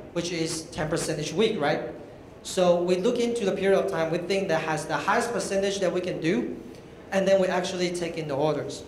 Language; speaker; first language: English; non-native, fluent; Chinese